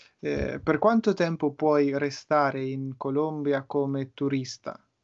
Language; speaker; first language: Italian; native; Italian